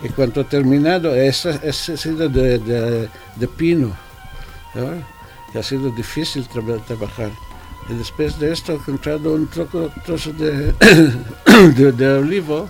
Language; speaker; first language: Spanish; non-native, fluent; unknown